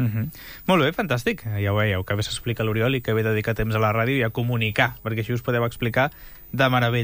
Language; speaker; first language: Catalan; native; Catalan